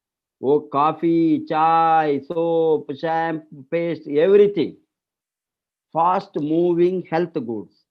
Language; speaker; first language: Hindi; non-native, local second language; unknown